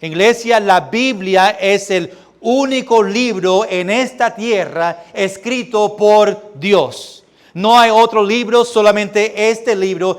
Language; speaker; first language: Spanish; early bilingual, heritage; Spanish